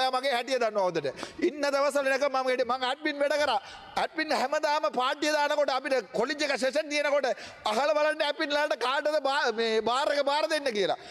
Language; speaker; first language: Sinhala; non-native, local second language; Tamil